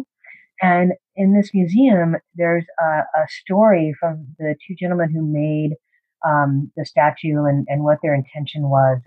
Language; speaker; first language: English; native; English